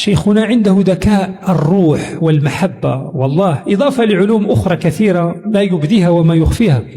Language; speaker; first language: Arabic; native; Arabic